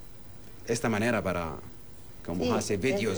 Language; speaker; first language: Spanish; non-native, learner; Arabic